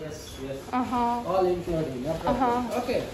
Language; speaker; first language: English; non-native, local second language; Divehi